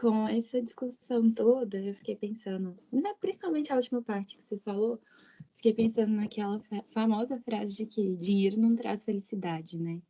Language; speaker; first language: Portuguese; native; Portuguese